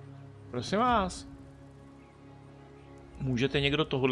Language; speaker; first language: Czech; native; Czech